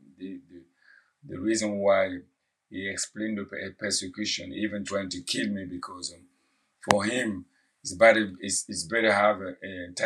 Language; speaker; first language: English; non-native, fluent; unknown